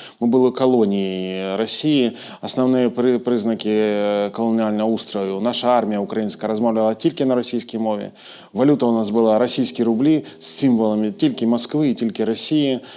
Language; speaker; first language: Ukrainian; non-native, local second language; Russian